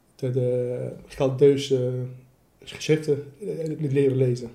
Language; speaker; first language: Dutch; early bilingual, other home language; Arabic